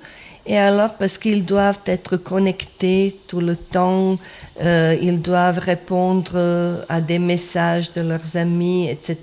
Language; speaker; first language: French; non-native, fluent; Croatian